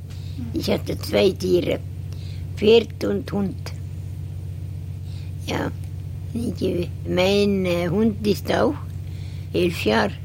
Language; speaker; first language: German; non-native, learner; Estonian